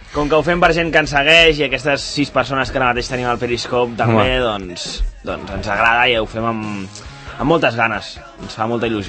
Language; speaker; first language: Catalan; native; Catalan